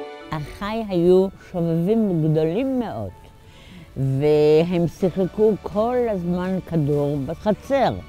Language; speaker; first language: Hebrew; non-native, fluent; Polish